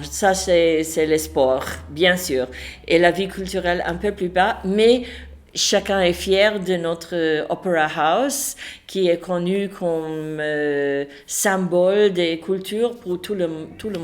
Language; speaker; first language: French; non-native, fluent; English